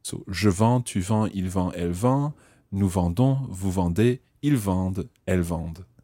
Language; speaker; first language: French; non-native, fluent; English